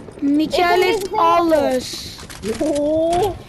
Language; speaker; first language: Dutch; early bilingual, other home language; Turkish